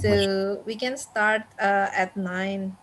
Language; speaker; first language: English; non-native, fluent; Indonesian